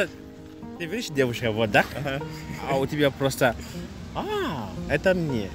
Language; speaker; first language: Russian; non-native, learner; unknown